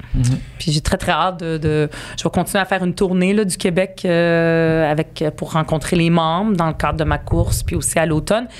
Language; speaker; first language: French; early bilingual, other home language; Arabic